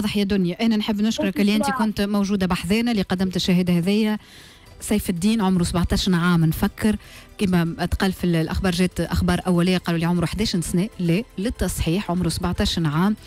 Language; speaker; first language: Arabic; native; Arabic